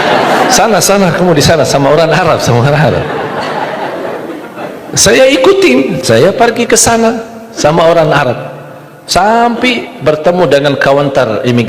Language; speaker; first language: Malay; non-native, fluent; Arabic